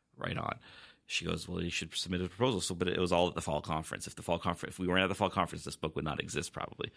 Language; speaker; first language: English; native; English